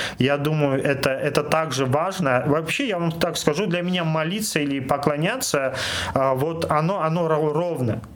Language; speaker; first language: Russian; non-native, local second language; Armenian